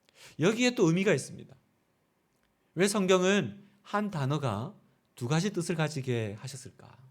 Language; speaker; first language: Korean; native; Korean